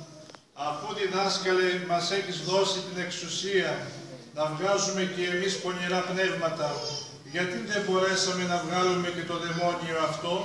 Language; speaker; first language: Greek; native; Greek